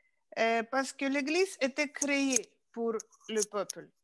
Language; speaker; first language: French; non-native, fluent; Ukrainian